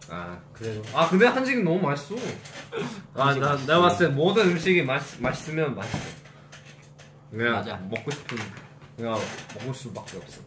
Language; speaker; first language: Korean; early bilingual, heritage; Korean